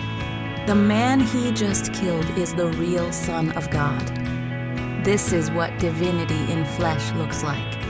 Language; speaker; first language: English; native; English